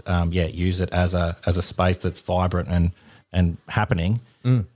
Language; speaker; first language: English; native; English